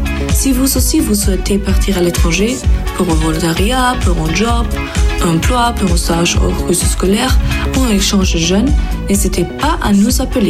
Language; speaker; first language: French; non-native, fluent; German